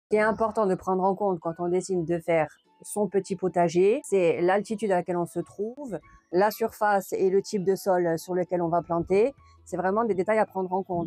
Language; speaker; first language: French; native; French